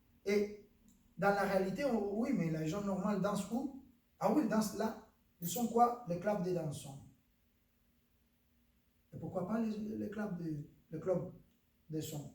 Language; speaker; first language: French; non-native, fluent; Spanish